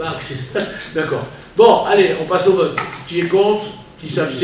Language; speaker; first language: French; native; French